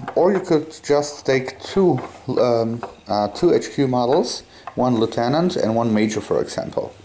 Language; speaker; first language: English; non-native, fluent; German